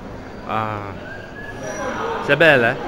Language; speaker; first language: Italian; non-native, learner; Dutch